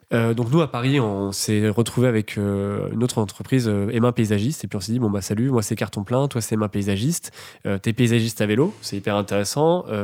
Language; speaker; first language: French; native; French